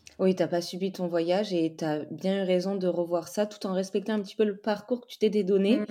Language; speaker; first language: French; native; French